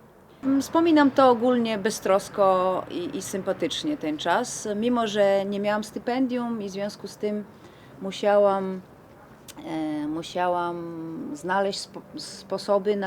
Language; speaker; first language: Polish; non-native, fluent; Bulgarian